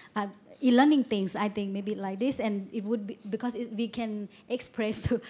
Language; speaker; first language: English; non-native, learner; Thai